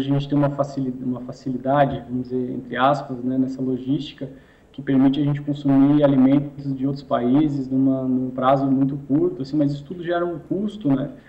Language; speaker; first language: Portuguese; native; Portuguese